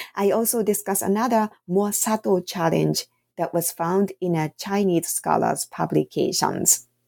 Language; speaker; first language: English; non-native, fluent; Japanese